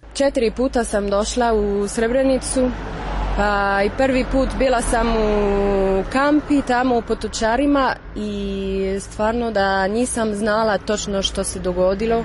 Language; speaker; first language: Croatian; non-native, learner; French